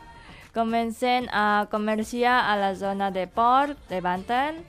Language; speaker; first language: Catalan; non-native, learner; Indonesian